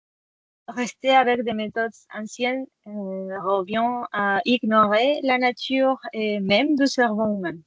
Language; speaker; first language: French; non-native, fluent; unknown